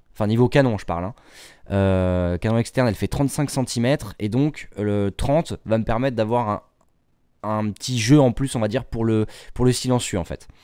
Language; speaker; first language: French; native; French